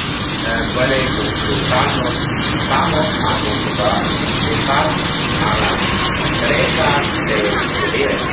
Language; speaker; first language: Spanish; non-native, learner; Chinese